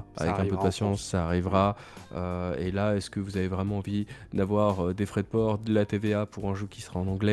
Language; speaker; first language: French; native; French